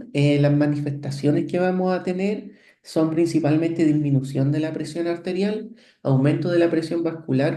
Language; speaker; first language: Spanish; native; Spanish